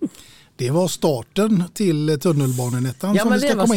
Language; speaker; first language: Swedish; native; Swedish